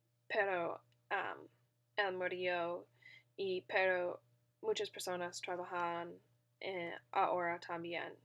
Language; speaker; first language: Spanish; non-native, learner; English